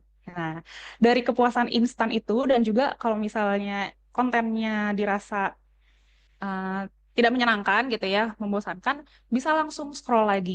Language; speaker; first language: Indonesian; native; Indonesian